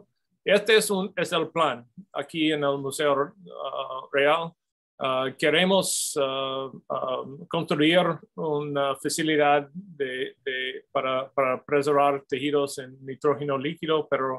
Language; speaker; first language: Spanish; non-native, fluent; English